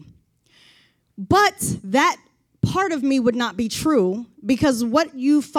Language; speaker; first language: English; native; English